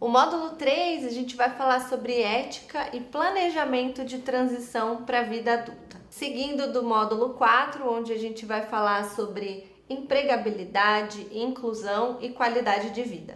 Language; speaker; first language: Portuguese; native; Portuguese